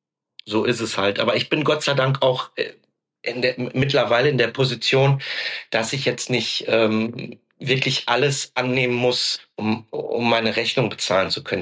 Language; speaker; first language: German; native; German